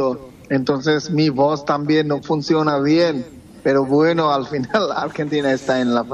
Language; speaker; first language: Spanish; non-native, fluent; Bangla